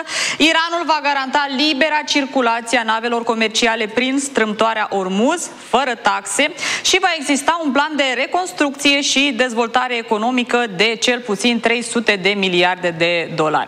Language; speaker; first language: Romanian; native; Romanian